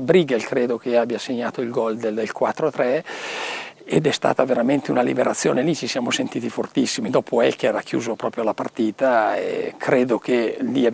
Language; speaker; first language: Italian; native; Italian